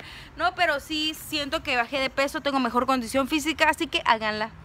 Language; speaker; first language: Spanish; native; Spanish